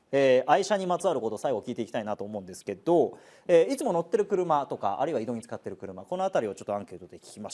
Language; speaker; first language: Japanese; native; Japanese